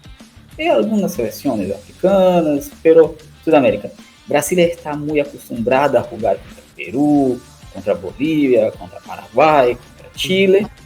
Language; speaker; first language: Spanish; non-native, learner; Portuguese